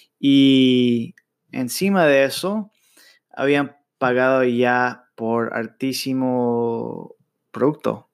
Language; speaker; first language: Spanish; early bilingual, heritage; Spanish